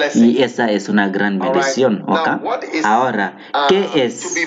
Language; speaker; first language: Spanish; non-native, fluent; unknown